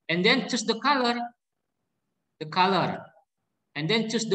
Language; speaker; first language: English; non-native, learner; Indonesian